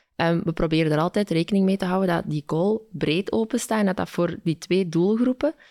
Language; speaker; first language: Dutch; native; Dutch